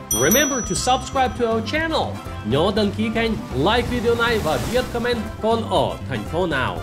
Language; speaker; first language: Vietnamese; non-native, learner; Russian